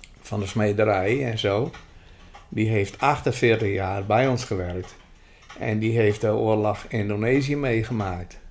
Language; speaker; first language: Dutch; non-native, local second language; Western Frisian